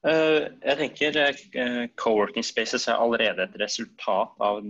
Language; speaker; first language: Norwegian; native; Norwegian